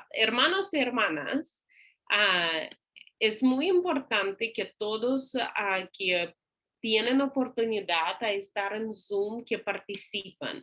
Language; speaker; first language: Spanish; non-native, fluent; English